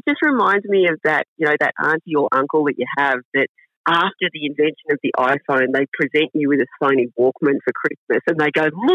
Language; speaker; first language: English; native; English